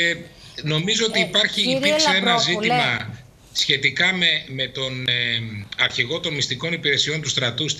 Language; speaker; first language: Greek; native; Greek